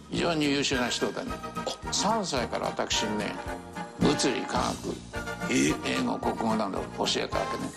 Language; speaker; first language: Japanese; native; Japanese